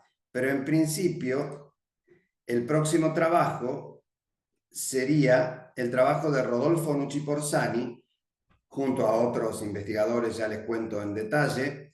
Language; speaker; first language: Spanish; native; Spanish